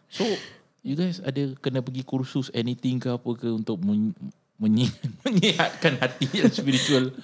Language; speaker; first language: Malay; native; Malay